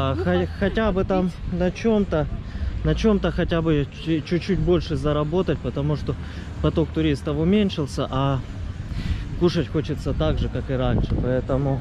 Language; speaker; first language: Russian; native; Russian